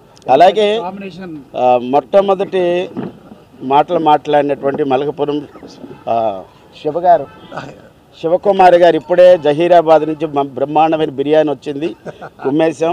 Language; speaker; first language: Telugu; native; Telugu